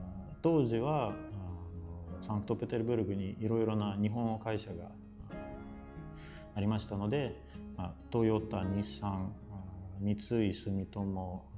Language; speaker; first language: Japanese; non-native, fluent; Russian